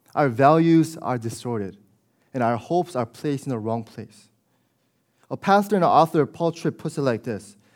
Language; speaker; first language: English; early bilingual, other home language; Korean